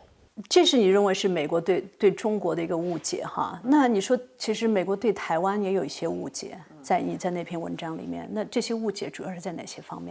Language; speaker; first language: Chinese; native; Chinese